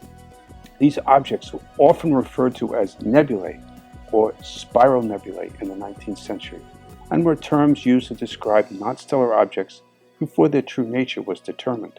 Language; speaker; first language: English; native; English